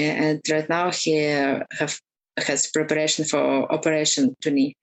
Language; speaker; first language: English; non-native, learner; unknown